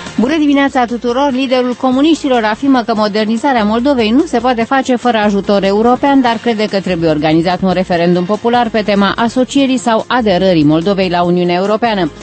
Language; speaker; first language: Romanian; native; Romanian